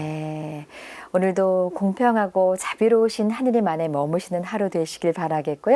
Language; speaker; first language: Korean; native; Korean